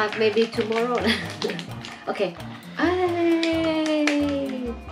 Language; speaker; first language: English; non-native, learner; Thai